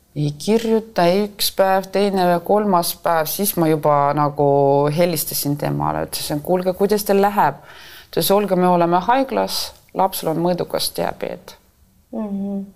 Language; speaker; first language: Estonian; non-native, local second language; Russian